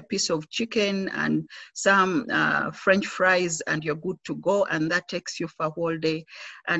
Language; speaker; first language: English; non-native, local second language; Ganda